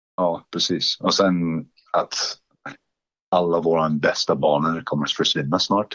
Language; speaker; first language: Swedish; non-native, fluent; English